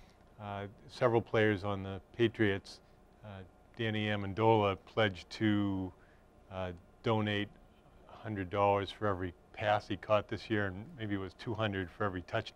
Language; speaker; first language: English; native; English